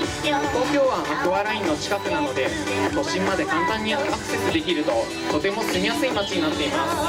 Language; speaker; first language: Japanese; native; Japanese